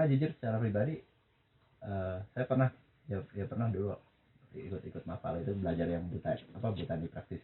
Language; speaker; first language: Indonesian; non-native, local second language; Javanese